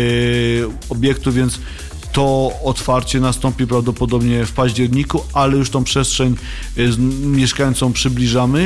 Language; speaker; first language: Polish; native; Polish